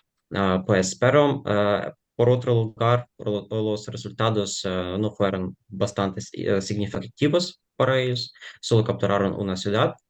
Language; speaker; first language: Spanish; non-native, fluent; Ukrainian